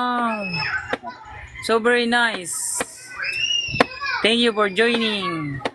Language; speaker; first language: English; non-native, local second language; Filipino